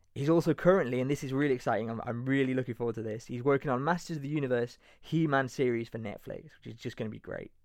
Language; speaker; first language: English; native; English